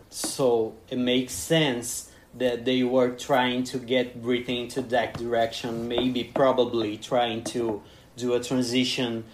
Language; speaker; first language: English; non-native, fluent; Portuguese